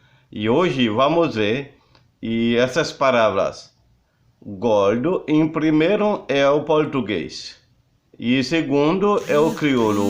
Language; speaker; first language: Portuguese; non-native, learner; Haitian Creole